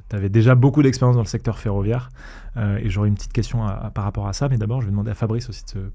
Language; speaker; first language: French; native; French